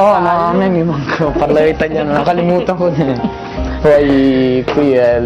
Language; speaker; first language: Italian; early bilingual, other home language; Filipino